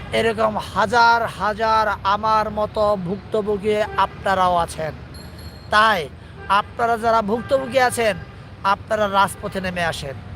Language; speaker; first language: Bangla; non-native, local second language; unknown